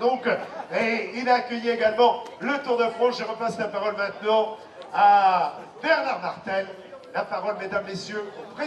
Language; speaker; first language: French; native; French